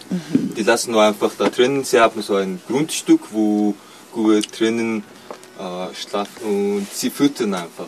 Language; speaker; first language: German; non-native, learner; Mongolian